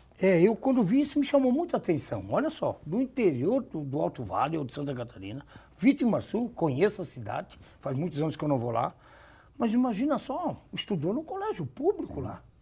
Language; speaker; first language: Portuguese; native; Portuguese